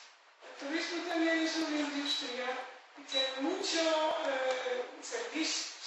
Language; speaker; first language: Spanish; non-native, fluent; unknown